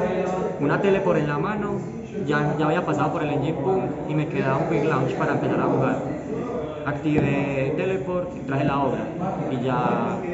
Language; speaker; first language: Spanish; native; Spanish